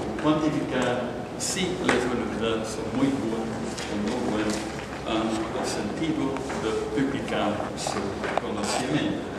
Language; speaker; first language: Spanish; non-native, fluent; Dutch